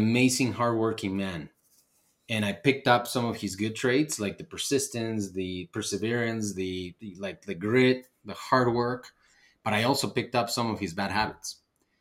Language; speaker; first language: English; non-native, fluent; Spanish